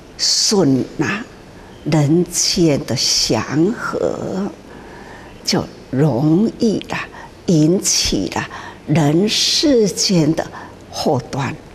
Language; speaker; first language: Chinese; non-native, local second language; Min Nan Chinese